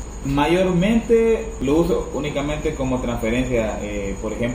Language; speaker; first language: Spanish; native; Spanish